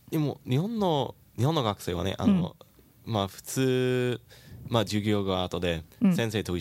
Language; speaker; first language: Japanese; non-native, learner; English